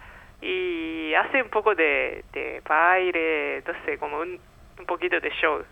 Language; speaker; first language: Spanish; non-native, fluent; Japanese